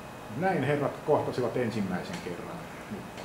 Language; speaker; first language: Finnish; native; Finnish